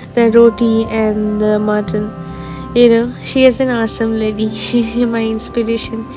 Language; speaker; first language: English; non-native, local second language; Bangla